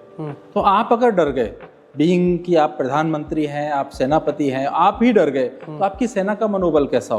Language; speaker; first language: Hindi; native; Hindi